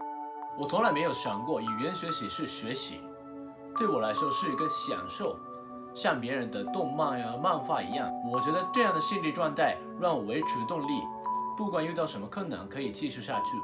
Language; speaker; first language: Chinese; non-native, fluent; Japanese